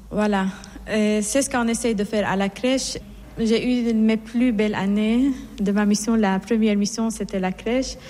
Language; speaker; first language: French; non-native, fluent; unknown